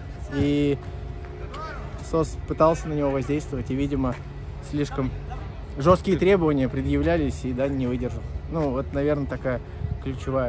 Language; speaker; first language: Russian; native; Russian